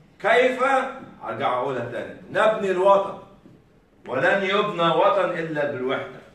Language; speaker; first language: Arabic; native; Arabic